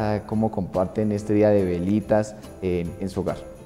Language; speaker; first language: Spanish; native; Spanish